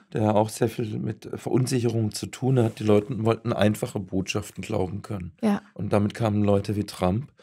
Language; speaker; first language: German; native; German